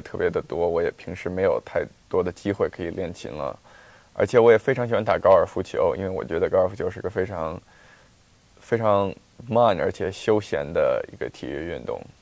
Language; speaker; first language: Chinese; early bilingual, heritage; Chinese